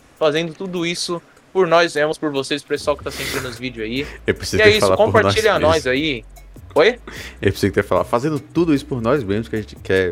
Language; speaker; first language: Portuguese; native; Portuguese